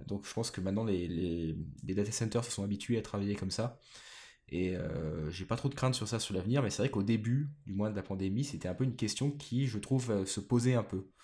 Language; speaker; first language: French; native; French